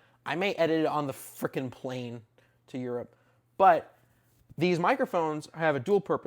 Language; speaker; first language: English; native; English